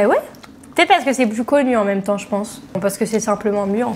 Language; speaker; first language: French; native; French